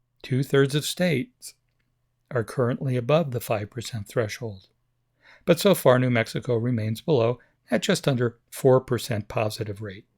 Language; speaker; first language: English; native; English